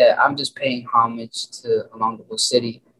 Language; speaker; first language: English; non-native, local second language; Filipino